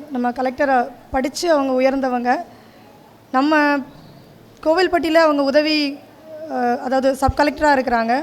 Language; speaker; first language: Tamil; native; Tamil